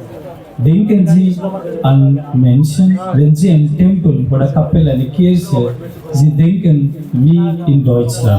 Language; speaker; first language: German; non-native, fluent; Telugu